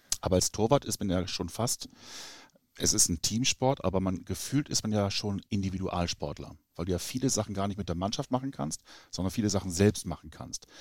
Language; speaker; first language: German; native; German